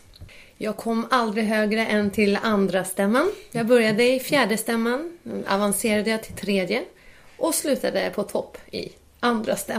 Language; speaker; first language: Swedish; native; Swedish